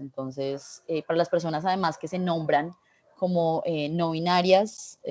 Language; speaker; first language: Spanish; native; Spanish